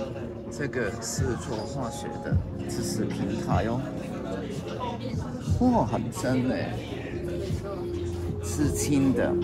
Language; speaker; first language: Chinese; non-native, local second language; Cantonese